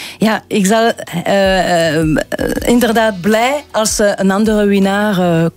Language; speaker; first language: Dutch; non-native, local second language; French